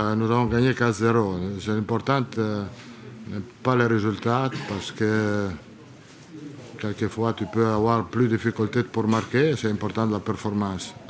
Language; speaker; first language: French; non-native, learner; Italian